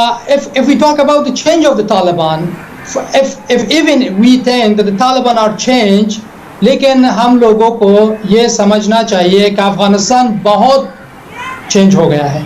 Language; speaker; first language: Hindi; non-native, fluent; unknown